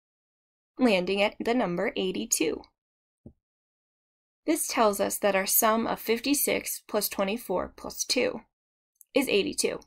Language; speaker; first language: English; native; English